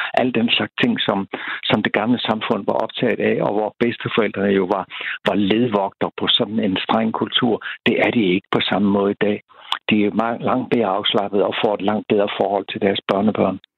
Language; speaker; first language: Danish; native; Danish